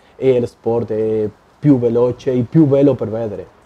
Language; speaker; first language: Italian; non-native, learner; Spanish